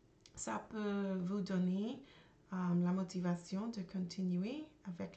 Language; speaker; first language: French; non-native, learner; English